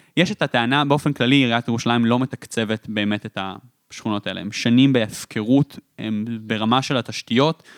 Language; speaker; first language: Hebrew; native; Hebrew